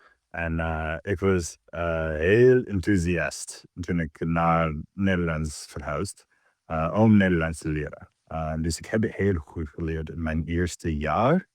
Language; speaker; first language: Dutch; non-native, learner; English